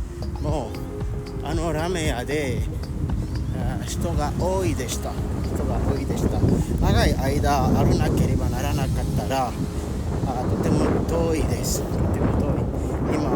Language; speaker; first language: Japanese; non-native, learner; French